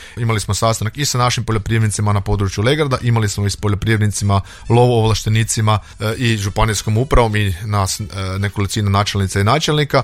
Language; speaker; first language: Croatian; native; Croatian